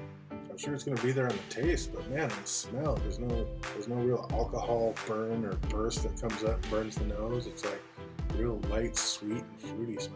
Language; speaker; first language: English; native; English